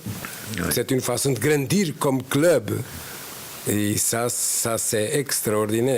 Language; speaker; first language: French; non-native, fluent; Portuguese